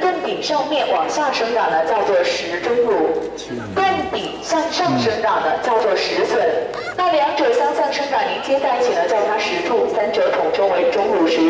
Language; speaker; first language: Chinese; native; Chinese